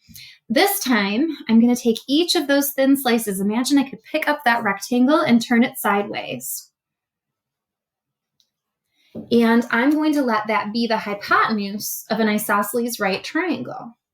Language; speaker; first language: English; native; English